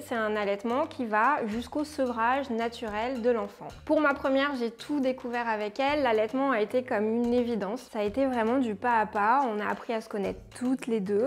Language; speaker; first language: French; native; French